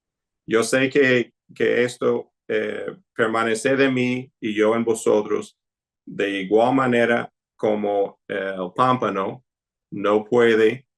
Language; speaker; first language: Spanish; non-native, fluent; English